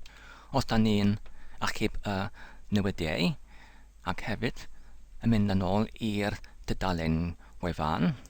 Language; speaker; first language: Welsh; non-native, fluent; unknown